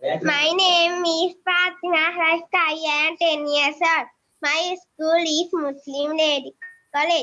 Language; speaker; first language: English; non-native, learner; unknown